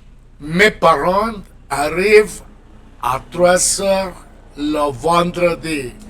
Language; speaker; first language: French; non-native, fluent; Spanish